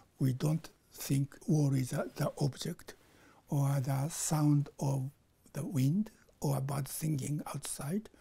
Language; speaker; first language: English; non-native, fluent; Japanese